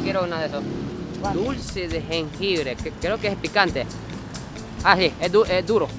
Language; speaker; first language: Spanish; non-native, fluent; Japanese